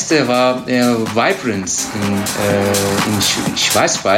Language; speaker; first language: German; non-native, learner; Turkish